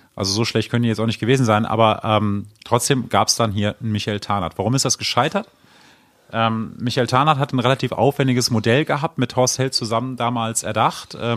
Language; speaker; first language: German; native; German